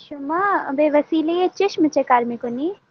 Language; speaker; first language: Persian; non-native, learner; Urdu